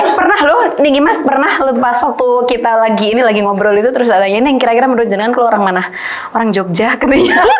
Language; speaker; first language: Indonesian; non-native, local second language; Madurese